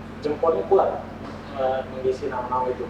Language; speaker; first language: Indonesian; native; Indonesian